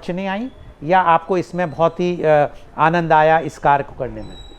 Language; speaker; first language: Hindi; native; Hindi